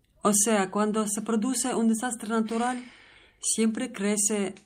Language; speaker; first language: Spanish; non-native, learner; Russian